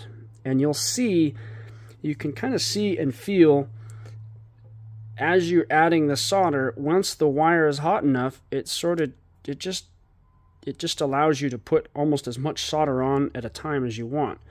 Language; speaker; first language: English; native; English